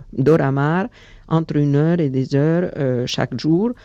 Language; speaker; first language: French; non-native, fluent; Catalan